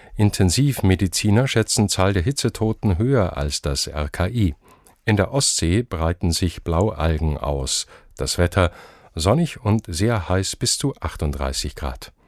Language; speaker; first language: German; native; German